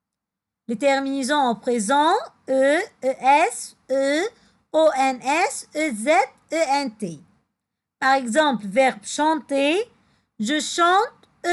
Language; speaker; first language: French; non-native, fluent; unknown